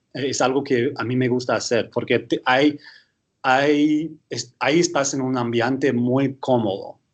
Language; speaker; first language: Spanish; early bilingual, heritage; English